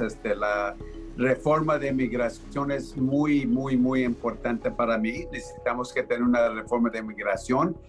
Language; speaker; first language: Spanish; early bilingual, heritage; Spanish